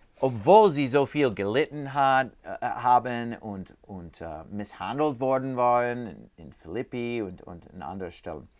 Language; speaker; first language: German; non-native, learner; English